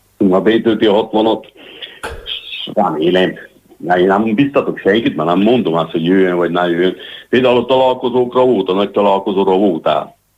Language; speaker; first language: Hungarian; native; Hungarian